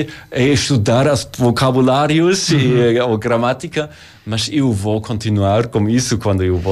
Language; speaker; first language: Portuguese; non-native, learner; German